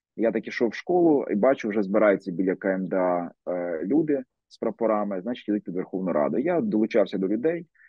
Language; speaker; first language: Ukrainian; native; Ukrainian